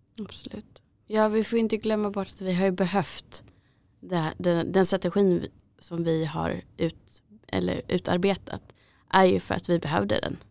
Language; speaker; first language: Swedish; native; Swedish